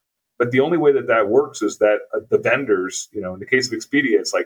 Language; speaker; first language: English; native; English